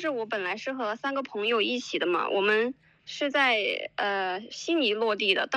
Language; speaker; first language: Chinese; native; Chinese